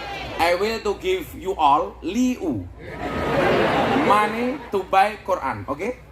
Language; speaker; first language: English; non-native, learner; Javanese